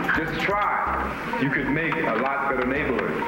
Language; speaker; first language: English; native; English